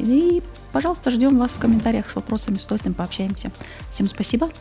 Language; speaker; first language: Russian; native; Russian